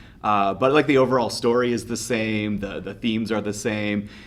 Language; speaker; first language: English; native; English